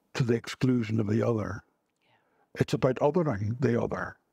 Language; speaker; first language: English; native; English